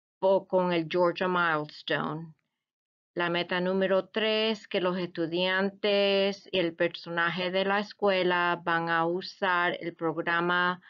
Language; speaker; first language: Spanish; non-native, fluent; English